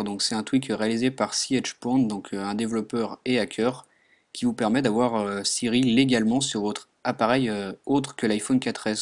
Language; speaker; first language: French; native; French